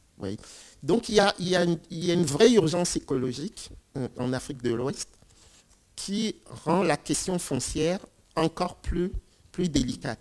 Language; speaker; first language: French; non-native, local second language; Ewe